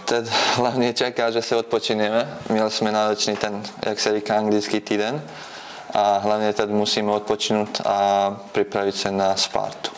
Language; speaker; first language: Czech; non-native, fluent; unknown